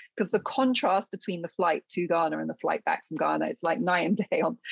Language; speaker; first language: English; early bilingual, other home language; Akan